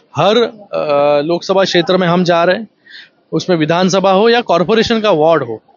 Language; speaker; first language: Hindi; non-native, local second language; Marathi